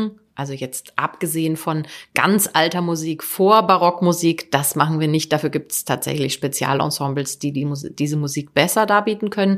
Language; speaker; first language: German; native; German